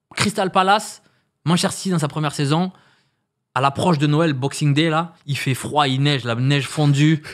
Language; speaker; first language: French; native; French